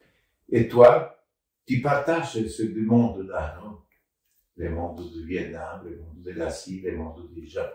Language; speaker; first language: French; non-native, fluent; Spanish